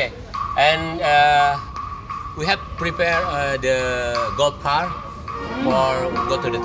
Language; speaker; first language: English; non-native, fluent; Indonesian